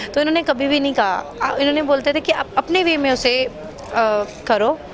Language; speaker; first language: Hindi; native; Hindi